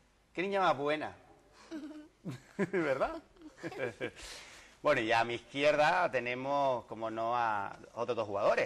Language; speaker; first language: Spanish; native; Spanish